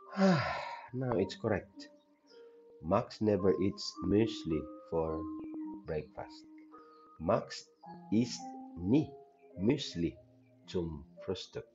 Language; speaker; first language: English; non-native, learner; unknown